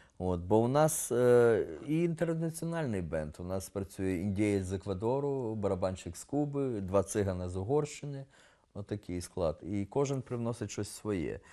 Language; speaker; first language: Ukrainian; native; Ukrainian